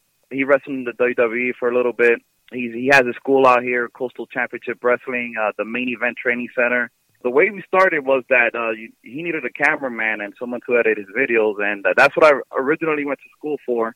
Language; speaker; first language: English; early bilingual, other home language; Spanish